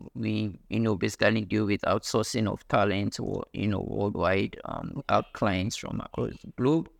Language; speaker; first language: English; non-native, local second language; Ibibio